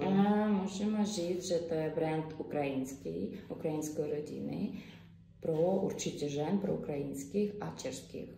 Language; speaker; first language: Czech; non-native, learner; Ukrainian